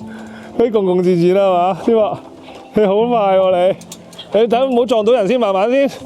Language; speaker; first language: Cantonese; native; Cantonese